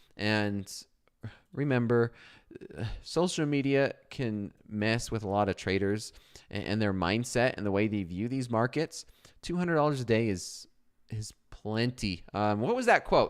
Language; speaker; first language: English; native; English